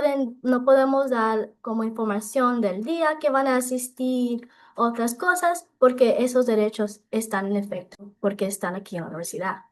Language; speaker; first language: Spanish; non-native, local second language; English